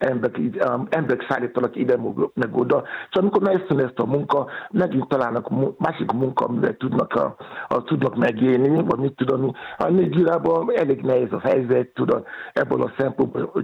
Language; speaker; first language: Hungarian; non-native, fluent; Yoruba